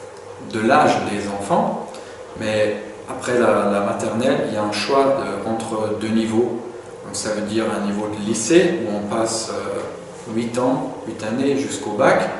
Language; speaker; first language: French; non-native, fluent; German